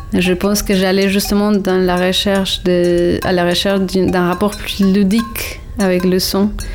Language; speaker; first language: French; non-native, fluent; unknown